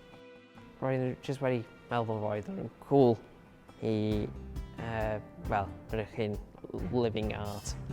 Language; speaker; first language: Welsh; non-native, local second language; English